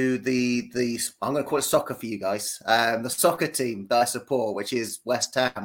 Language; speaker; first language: English; native; English